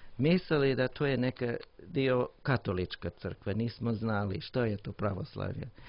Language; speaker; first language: Croatian; non-native, learner; English